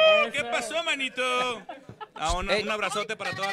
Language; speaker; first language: Spanish; native; Spanish